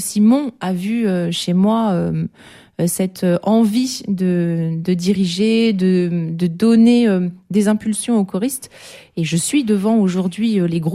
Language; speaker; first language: French; native; French